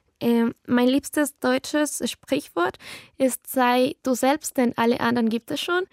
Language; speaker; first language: German; non-native, learner; Spanish